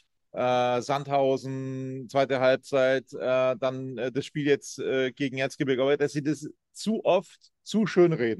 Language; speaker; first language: German; native; German